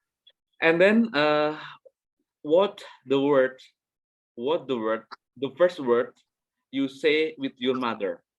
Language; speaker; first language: English; non-native, learner; Indonesian